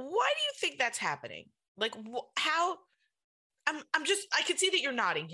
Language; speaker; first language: English; native; English